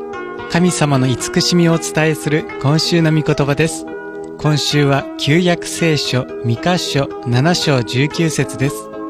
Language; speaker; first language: Japanese; native; Japanese